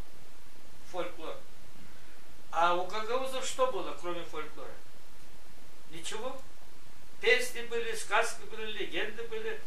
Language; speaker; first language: Russian; non-native, local second language; Gagauz